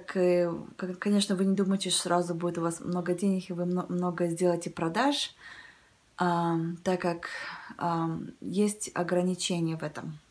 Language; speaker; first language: Russian; early bilingual, heritage; Russian